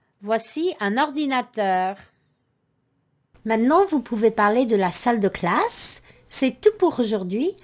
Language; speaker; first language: French; non-native, fluent; English